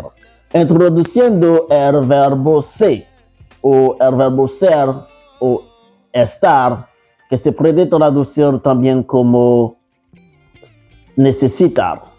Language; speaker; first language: Spanish; non-native, fluent; Haitian Creole